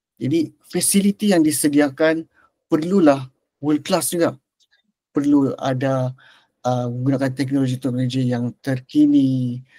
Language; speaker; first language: Malay; native; Malay